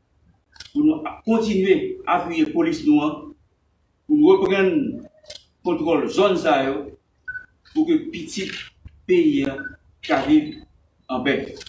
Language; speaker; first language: French; non-native, local second language; Haitian Creole